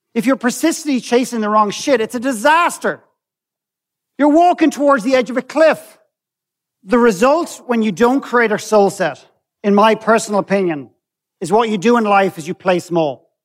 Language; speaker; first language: English; native; English